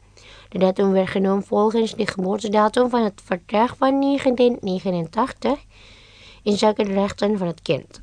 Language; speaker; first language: Dutch; non-native, fluent; Indonesian